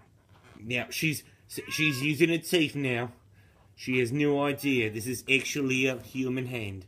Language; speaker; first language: English; native; English